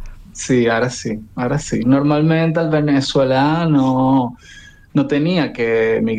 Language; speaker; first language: Catalan; non-native, learner; Spanish